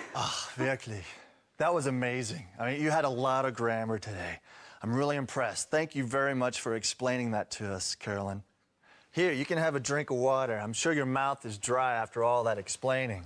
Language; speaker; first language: English; native; English